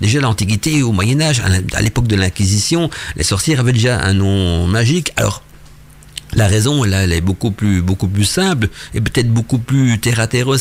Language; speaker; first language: French; native; French